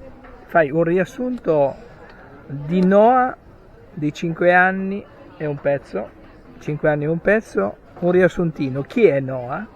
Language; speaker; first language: Italian; native; Italian